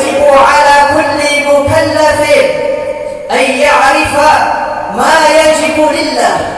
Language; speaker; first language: Arabic; non-native, learner; Achinese